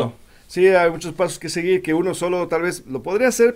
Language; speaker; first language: Spanish; native; Spanish